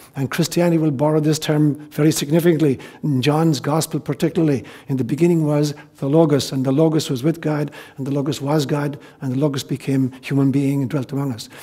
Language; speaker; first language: English; native; English